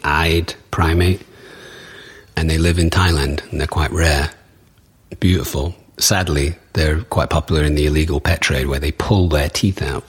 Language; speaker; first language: English; native; English